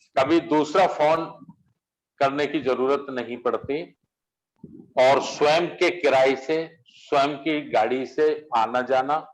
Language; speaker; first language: Hindi; native; Hindi